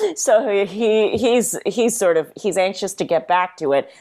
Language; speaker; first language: English; native; English